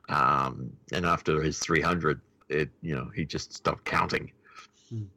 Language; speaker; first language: English; native; English